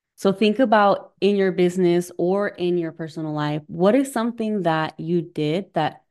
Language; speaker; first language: English; native; English